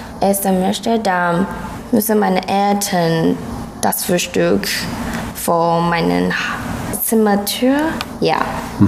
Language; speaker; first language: German; non-native, learner; Chinese